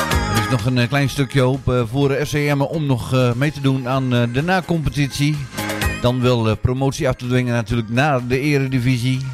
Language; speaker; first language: Dutch; native; Dutch